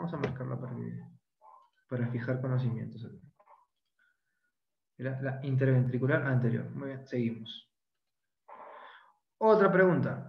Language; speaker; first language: Spanish; native; Spanish